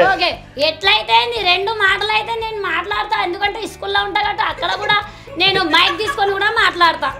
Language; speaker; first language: Telugu; non-native, local second language; Urdu